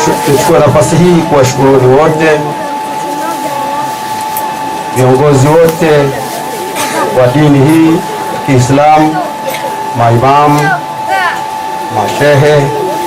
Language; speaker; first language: Swahili; native; Swahili